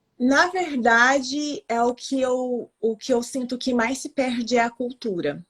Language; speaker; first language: Portuguese; native; Portuguese